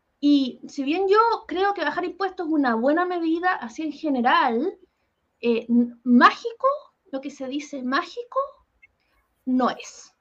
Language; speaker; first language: Spanish; native; Spanish